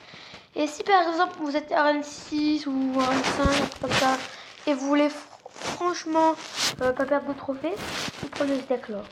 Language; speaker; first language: French; native; French